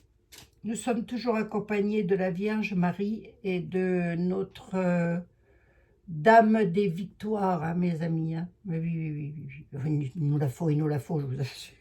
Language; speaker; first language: French; native; French